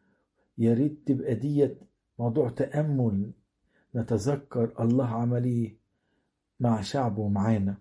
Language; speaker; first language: Arabic; native; Arabic